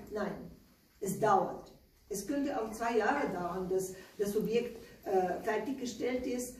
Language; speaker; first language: German; non-native, learner; Slovenian